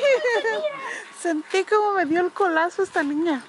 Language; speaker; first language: Spanish; native; Spanish